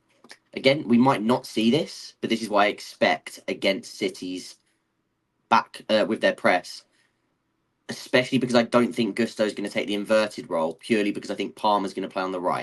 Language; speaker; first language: English; native; English